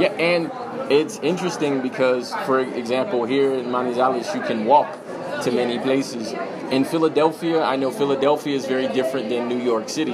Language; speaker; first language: English; native; English